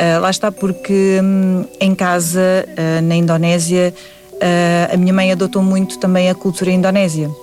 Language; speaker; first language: Portuguese; early bilingual, other home language; English